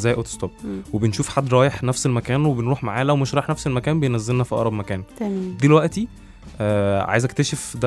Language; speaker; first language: Arabic; native; Arabic